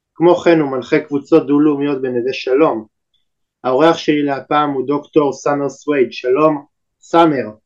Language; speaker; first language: Hebrew; native; Hebrew